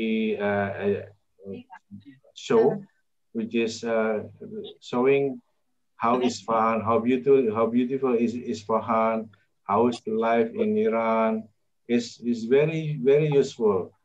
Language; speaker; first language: English; non-native, local second language; Indonesian